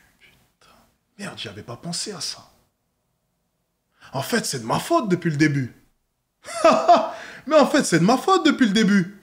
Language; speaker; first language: French; native; French